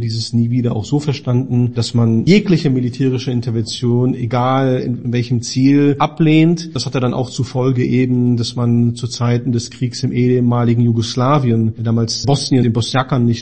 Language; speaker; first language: German; native; German